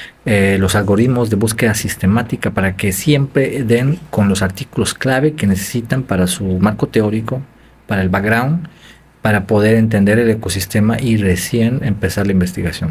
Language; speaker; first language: Spanish; native; Spanish